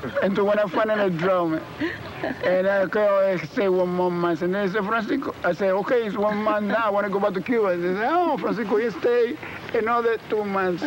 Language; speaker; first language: English; non-native, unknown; Spanish